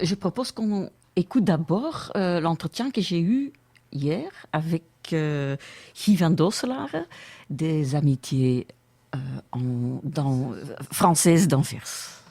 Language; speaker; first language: French; non-native, local second language; Dutch